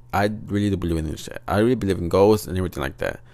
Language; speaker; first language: English; early bilingual, other home language; Spanish